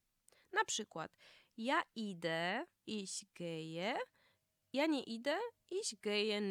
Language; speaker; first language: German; non-native, fluent; Polish